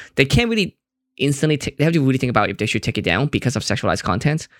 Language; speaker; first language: English; non-native, local second language; Cantonese